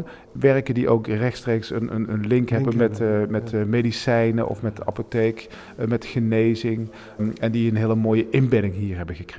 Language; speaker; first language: Dutch; native; Dutch